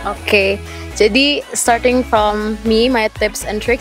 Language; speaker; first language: English; early bilingual, other home language; Indonesian